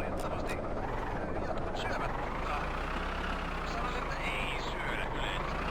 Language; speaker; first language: Finnish; native; Finnish